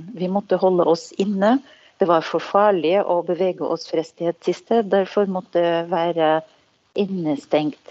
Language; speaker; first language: Norwegian; non-native, fluent; Arabic